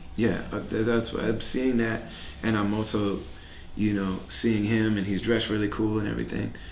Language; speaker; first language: English; native; English